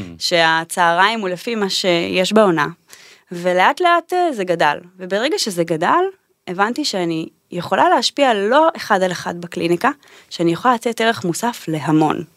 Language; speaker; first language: Hebrew; native; Hebrew